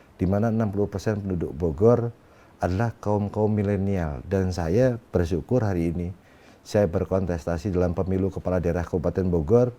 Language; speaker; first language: Indonesian; non-native, local second language; Sundanese